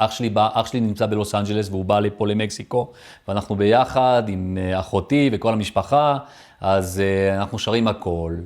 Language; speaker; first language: Hebrew; early bilingual, other home language; French